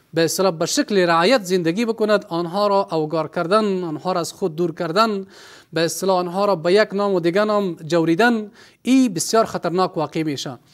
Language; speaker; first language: Persian; non-native, local second language; Pashto